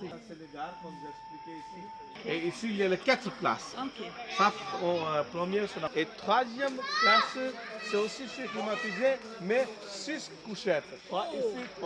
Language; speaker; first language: French; non-native, learner; Hindi